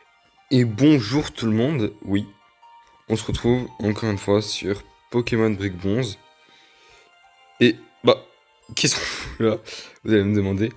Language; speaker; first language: French; native; French